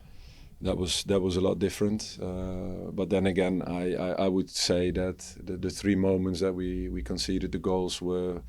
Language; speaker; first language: English; non-native, fluent; Dutch